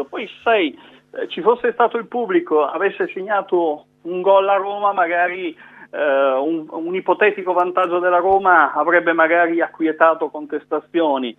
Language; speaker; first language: Italian; native; Italian